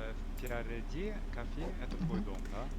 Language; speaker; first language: Russian; non-native, learner; English